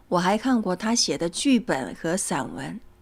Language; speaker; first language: Chinese; native; Chinese